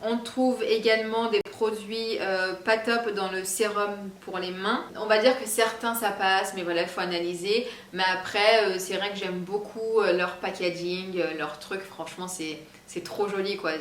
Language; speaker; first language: French; native; French